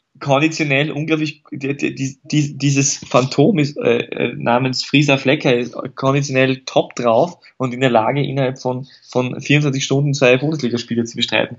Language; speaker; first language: German; native; German